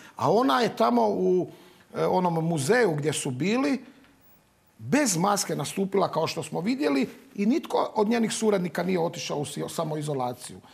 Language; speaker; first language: Croatian; native; Croatian